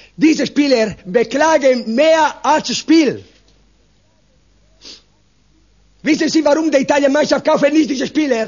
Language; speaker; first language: German; non-native, learner; Italian